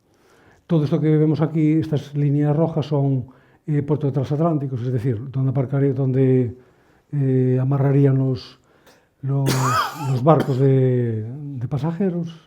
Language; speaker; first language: Spanish; native; Spanish